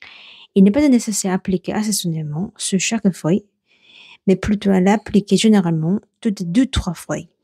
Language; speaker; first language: French; non-native, learner; Korean